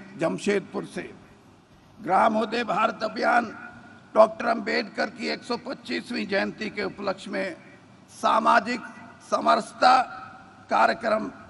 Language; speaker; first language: Hindi; native; Hindi